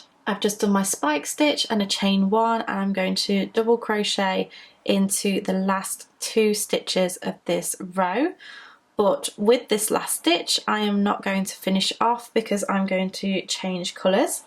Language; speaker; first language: English; native; English